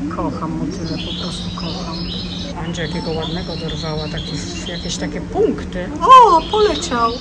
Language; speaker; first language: Polish; native; Polish